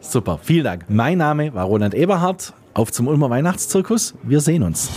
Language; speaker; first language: German; native; German